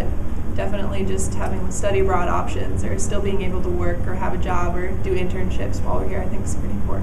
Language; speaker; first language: English; native; English